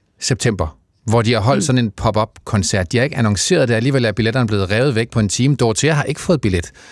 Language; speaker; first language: Danish; native; Danish